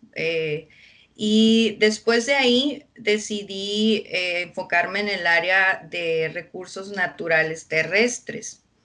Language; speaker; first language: Spanish; early bilingual, heritage; Spanish